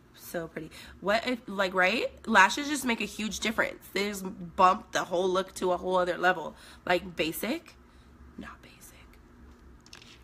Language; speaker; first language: English; non-native, fluent; Swedish